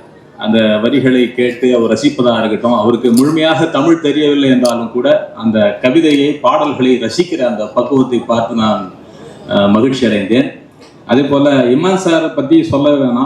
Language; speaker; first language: Tamil; native; Tamil